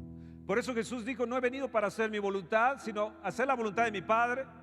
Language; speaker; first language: Spanish; native; Spanish